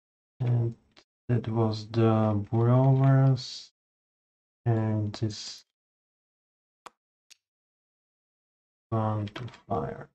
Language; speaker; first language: English; non-native, fluent; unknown